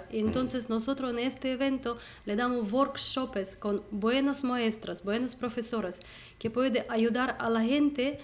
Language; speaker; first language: Spanish; non-native, learner; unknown